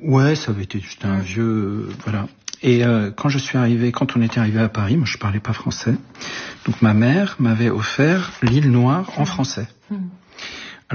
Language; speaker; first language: French; early bilingual, other home language; Arabic